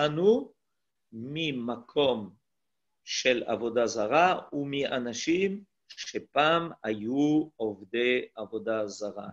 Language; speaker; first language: Hebrew; non-native, fluent; French